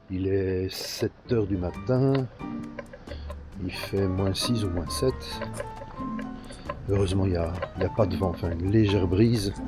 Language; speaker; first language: French; native; French